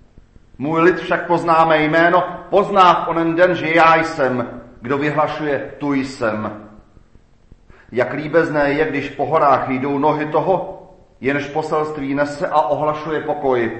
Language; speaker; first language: Czech; native; Czech